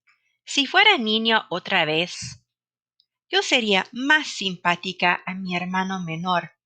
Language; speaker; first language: Spanish; non-native, fluent; English